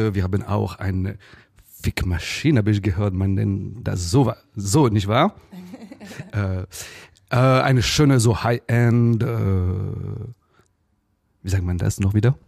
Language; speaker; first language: German; non-native, fluent; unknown